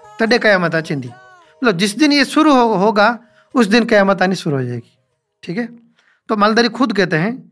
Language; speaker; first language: Hindi; non-native, local second language; Gujarati